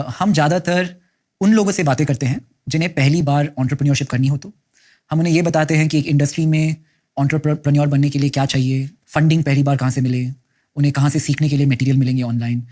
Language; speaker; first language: Hindi; non-native, local second language; Kannada